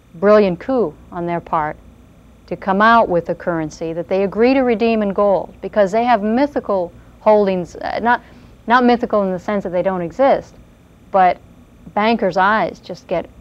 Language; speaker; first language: English; native; English